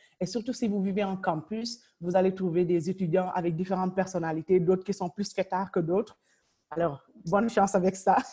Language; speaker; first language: French; non-native, local second language; Wolof